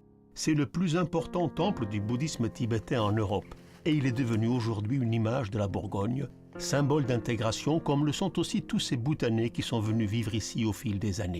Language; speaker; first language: French; native; French